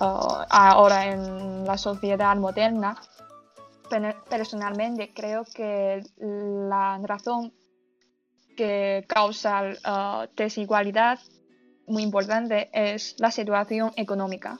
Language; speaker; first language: Spanish; non-native, learner; Chinese